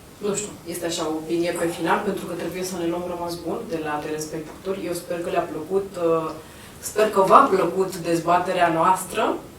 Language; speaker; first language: Romanian; native; Romanian